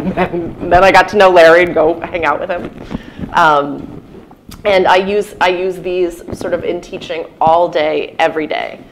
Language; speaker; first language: English; native; English